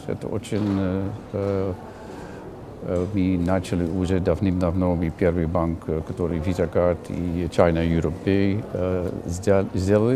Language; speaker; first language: Russian; non-native, learner; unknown